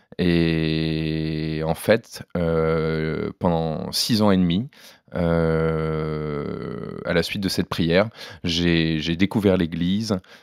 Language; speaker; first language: French; native; French